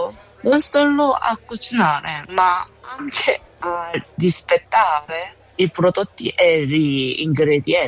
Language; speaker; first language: Italian; non-native, learner; Korean